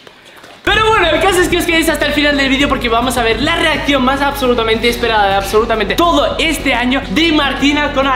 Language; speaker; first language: Spanish; native; Spanish